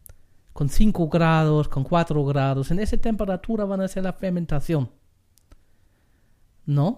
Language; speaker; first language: Spanish; non-native, learner; German